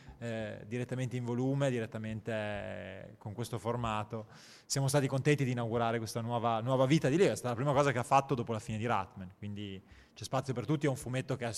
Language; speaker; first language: Italian; native; Italian